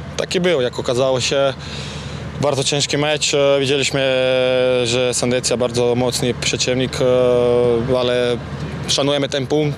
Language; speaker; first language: Polish; non-native, fluent; Croatian